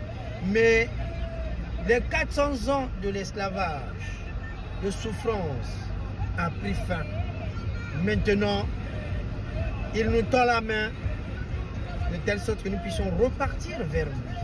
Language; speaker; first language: French; non-native, local second language; Kongo